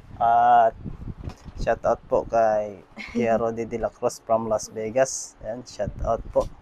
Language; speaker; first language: Filipino; native; Filipino